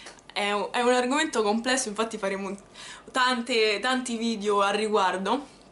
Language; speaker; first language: Italian; native; Italian